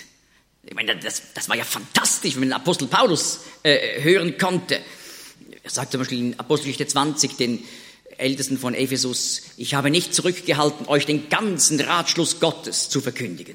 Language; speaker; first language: German; native; German